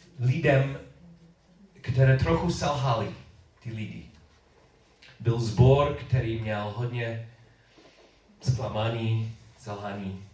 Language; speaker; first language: Czech; non-native, learner; English